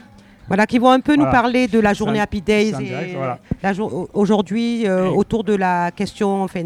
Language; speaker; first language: French; native; French